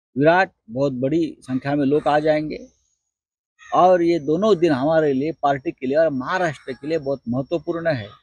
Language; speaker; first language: Hindi; non-native, local second language; Marathi